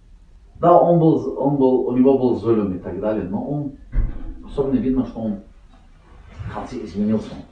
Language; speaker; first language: Russian; non-native, learner; Azerbaijani